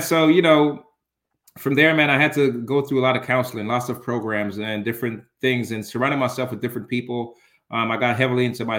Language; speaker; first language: English; early bilingual, other home language; Jamaican Creole English